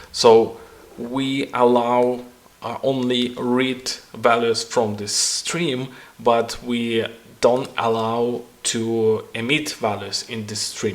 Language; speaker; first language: English; non-native, fluent; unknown